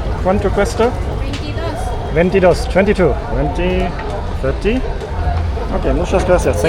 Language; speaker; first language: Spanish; non-native, learner; German